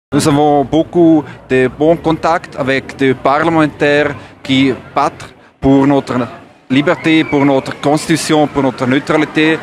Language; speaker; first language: French; non-native, learner; German